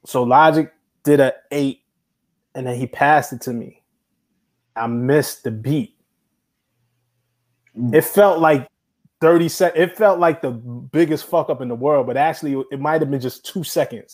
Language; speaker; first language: English; native; English